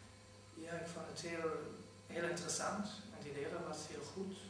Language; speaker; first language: Dutch; non-native, fluent; German